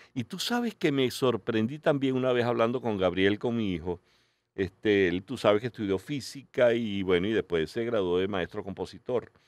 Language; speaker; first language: Spanish; native; Spanish